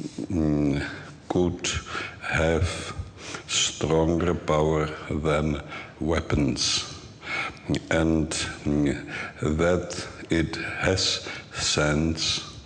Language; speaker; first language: English; non-native, learner; Czech